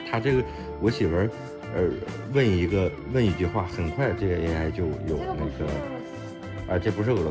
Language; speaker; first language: Chinese; native; Chinese